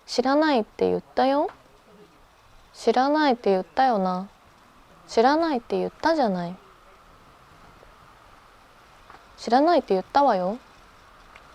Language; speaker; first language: Japanese; early bilingual, heritage; Japanese